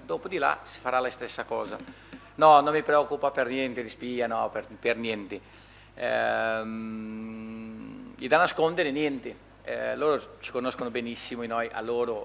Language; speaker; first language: Italian; non-native, fluent; Portuguese